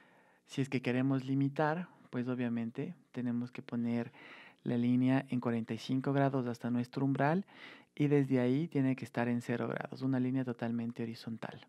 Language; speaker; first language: Spanish; native; Spanish